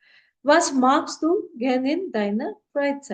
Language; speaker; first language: German; non-native, fluent; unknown